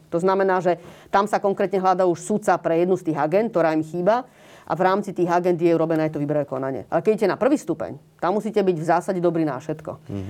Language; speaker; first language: Slovak; native; Slovak